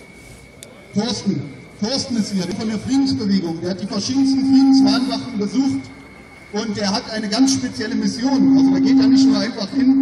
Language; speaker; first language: German; native; German